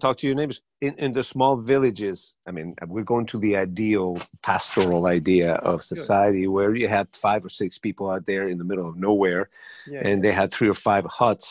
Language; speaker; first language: English; non-native, fluent; Spanish